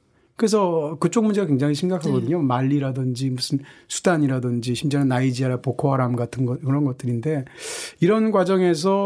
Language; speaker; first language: Korean; native; Korean